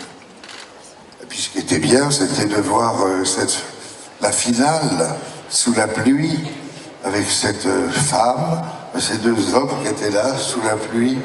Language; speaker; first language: French; native; French